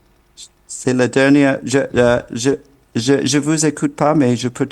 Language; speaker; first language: French; non-native, fluent; English